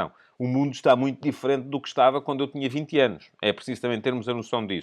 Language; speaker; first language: Portuguese; native; Portuguese